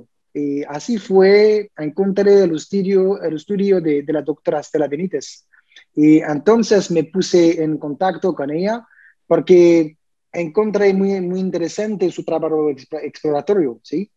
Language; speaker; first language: Spanish; non-native, learner; French